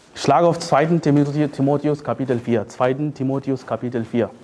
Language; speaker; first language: German; non-native, fluent; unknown